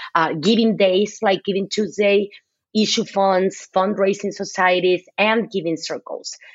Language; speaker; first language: English; non-native, fluent; Spanish